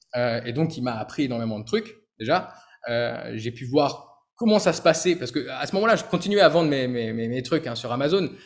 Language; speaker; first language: French; native; French